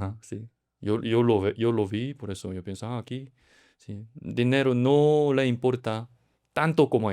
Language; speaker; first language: Spanish; non-native, learner; Korean